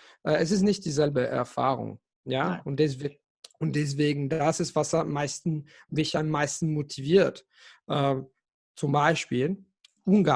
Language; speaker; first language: German; non-native, fluent; Italian